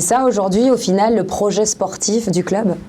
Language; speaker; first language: French; native; French